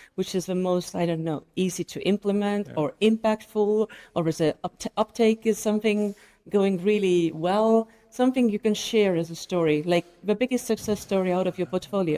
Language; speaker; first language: English; non-native, fluent; Estonian